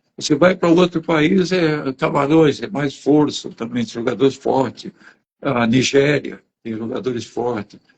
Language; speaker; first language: Portuguese; native; Portuguese